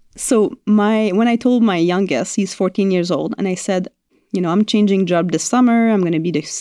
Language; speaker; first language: English; non-native, fluent; French